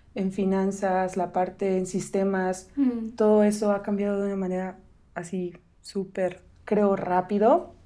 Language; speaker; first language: Spanish; native; Spanish